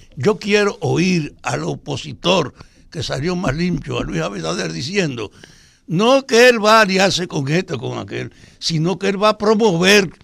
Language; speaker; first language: Spanish; native; Spanish